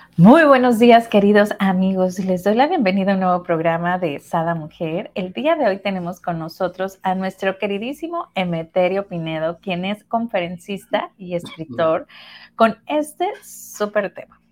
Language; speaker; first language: Spanish; native; Spanish